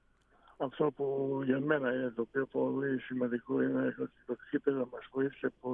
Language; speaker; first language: Greek; non-native, fluent; Bosnian